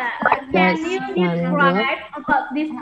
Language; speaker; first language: English; non-native, fluent; Indonesian